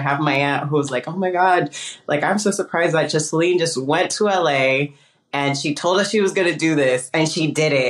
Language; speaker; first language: English; early bilingual, other home language; Spanish